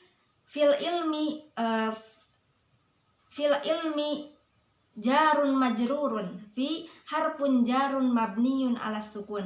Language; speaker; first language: Arabic; non-native, learner; Indonesian